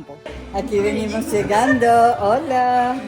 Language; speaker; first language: Spanish; native; Spanish